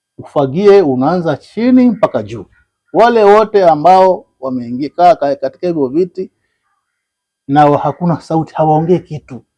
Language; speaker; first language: Swahili; non-native, local second language; Giryama